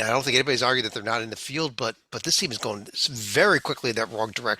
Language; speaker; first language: English; native; English